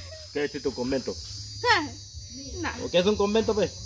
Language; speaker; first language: Spanish; native; Spanish